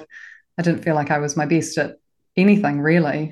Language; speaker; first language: English; native; English